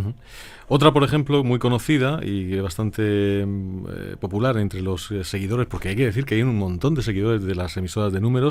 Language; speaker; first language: Spanish; native; Spanish